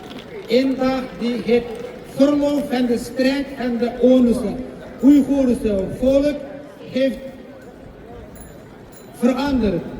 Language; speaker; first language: Dutch; non-native, local second language; Uyghur